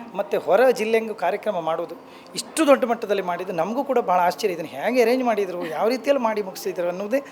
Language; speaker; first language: Kannada; native; Kannada